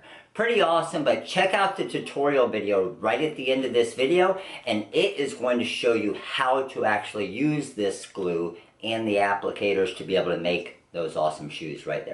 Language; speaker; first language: English; native; English